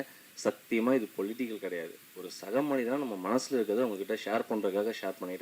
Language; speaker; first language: Tamil; native; Tamil